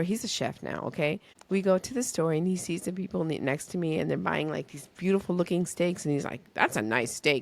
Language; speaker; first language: English; early bilingual, other home language; Spanish